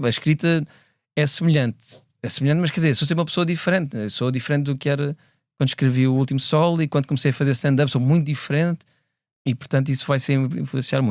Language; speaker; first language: Portuguese; native; Portuguese